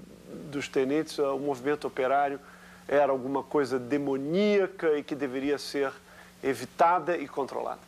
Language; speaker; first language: Portuguese; native; Portuguese